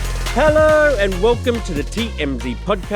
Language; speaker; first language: English; native; English